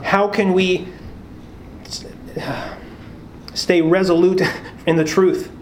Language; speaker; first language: English; native; English